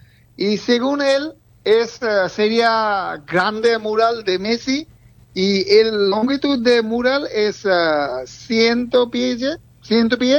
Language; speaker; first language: Spanish; non-native, fluent; Bangla